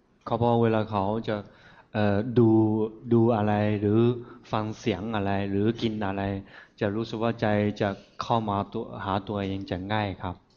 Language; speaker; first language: Thai; non-native, fluent; Chinese